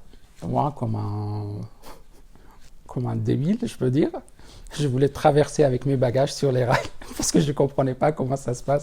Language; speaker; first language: French; non-native, fluent; Arabic